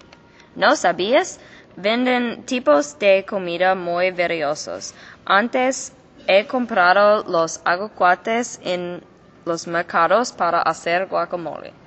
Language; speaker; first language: Spanish; non-native, learner; English